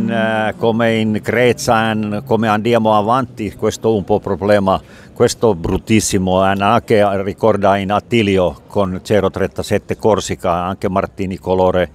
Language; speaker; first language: Italian; non-native, learner; Finnish